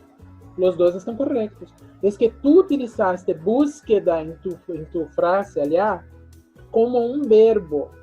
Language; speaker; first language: Spanish; non-native, fluent; Portuguese